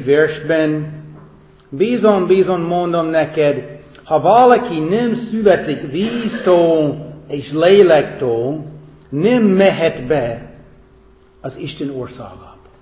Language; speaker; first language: Hungarian; non-native, fluent; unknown